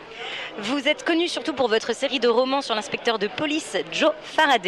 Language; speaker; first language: French; native; French